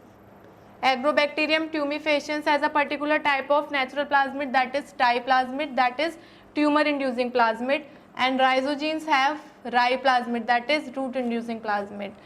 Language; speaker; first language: English; non-native, local second language; Hindi